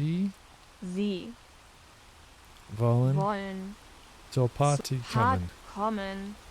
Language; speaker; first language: German; non-native, learner; English